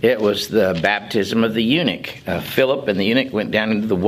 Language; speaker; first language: English; native; English